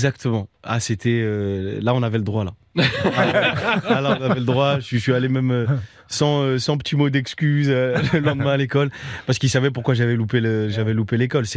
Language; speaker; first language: French; native; French